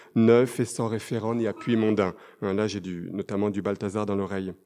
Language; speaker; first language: French; native; French